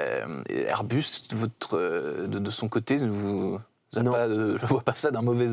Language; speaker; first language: French; native; French